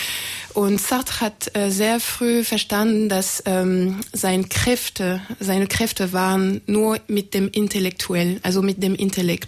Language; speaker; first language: German; non-native, fluent; French